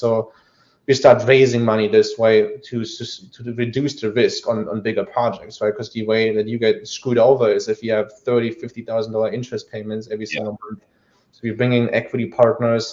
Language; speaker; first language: English; non-native, fluent; German